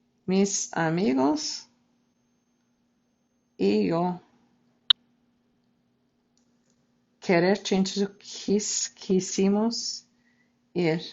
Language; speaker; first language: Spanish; non-native, fluent; English